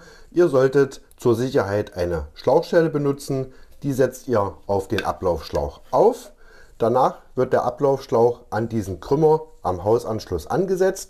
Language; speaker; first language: German; native; German